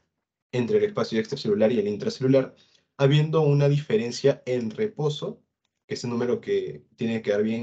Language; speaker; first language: Spanish; native; Spanish